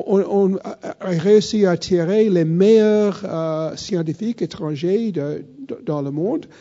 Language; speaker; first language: French; non-native, fluent; English